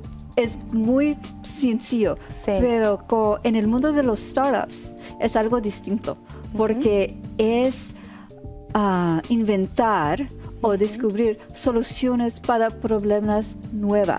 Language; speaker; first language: Spanish; early bilingual, heritage; Spanish